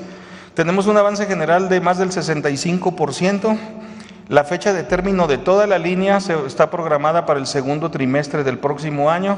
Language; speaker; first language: Spanish; native; Spanish